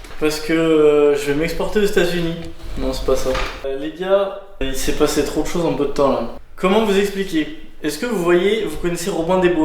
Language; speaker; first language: French; native; French